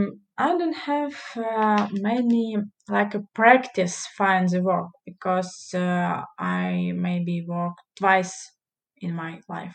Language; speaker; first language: English; non-native, learner; Russian